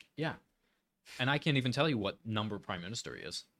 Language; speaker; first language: English; native; English